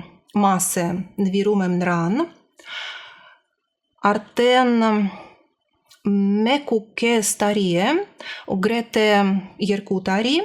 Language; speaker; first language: Armenian; non-native, learner; Russian